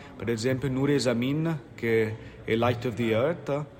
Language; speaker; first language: Italian; non-native, fluent; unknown